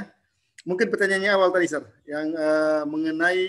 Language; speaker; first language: Indonesian; native; Indonesian